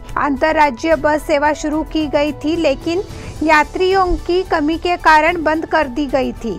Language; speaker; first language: Hindi; non-native, local second language; Marathi